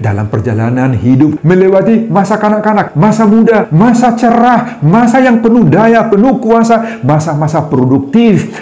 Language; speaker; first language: Indonesian; non-native, local second language; Batak Toba